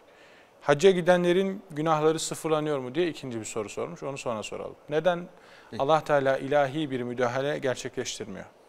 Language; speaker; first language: Turkish; native; Turkish